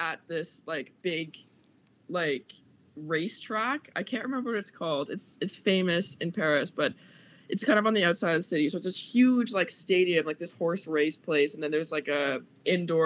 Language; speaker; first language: English; native; English